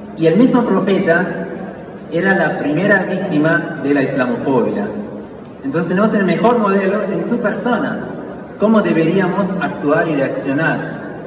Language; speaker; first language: Spanish; non-native, fluent; German